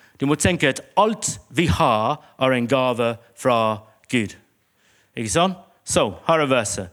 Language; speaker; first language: Norwegian; non-native, fluent; English